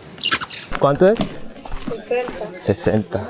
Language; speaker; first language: Spanish; non-native, learner; Korean